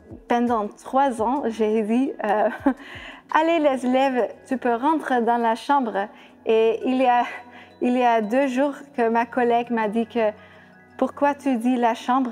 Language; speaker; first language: French; non-native, fluent; Dutch